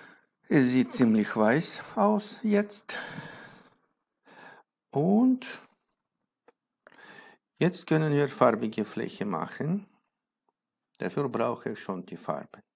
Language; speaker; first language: German; non-native, fluent; Russian